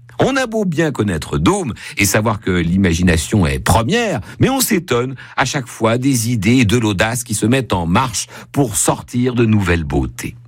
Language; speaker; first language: French; native; French